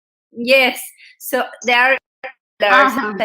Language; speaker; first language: English; non-native, learner; Spanish